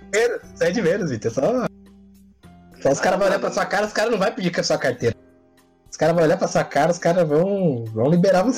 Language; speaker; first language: Portuguese; native; Portuguese